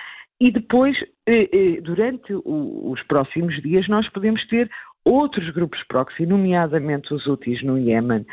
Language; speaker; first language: Portuguese; native; Portuguese